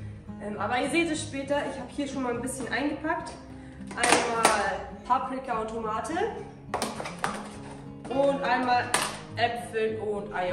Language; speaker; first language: German; native; German